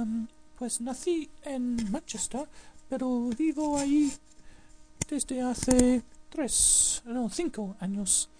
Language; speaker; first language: Spanish; non-native, fluent; English